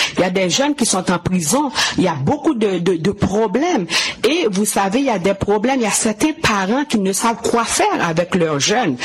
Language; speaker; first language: French; non-native, local second language; Haitian Creole